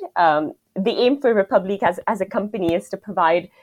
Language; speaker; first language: English; non-native, local second language; Hindi